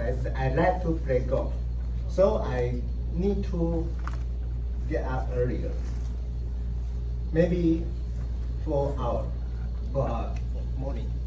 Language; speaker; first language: English; non-native, learner; Chinese